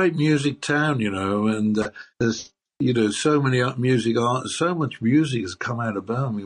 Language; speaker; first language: English; native; English